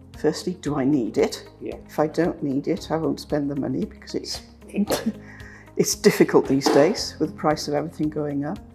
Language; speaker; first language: English; native; English